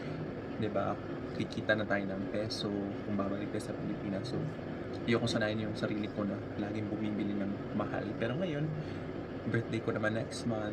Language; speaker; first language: Filipino; native; Filipino